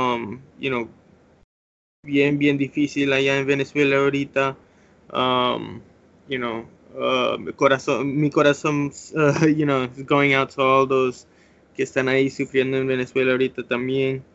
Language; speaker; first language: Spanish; early bilingual, heritage; English